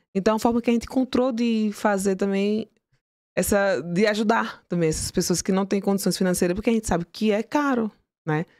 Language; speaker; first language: Portuguese; native; Portuguese